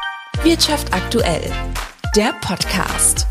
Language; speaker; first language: German; native; German